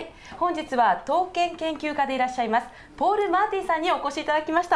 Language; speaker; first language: Japanese; native; Japanese